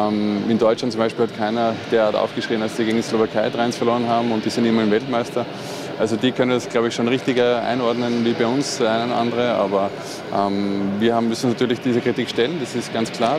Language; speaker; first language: German; native; German